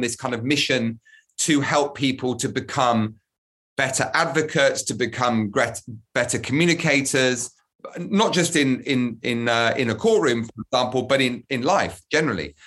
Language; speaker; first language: English; native; English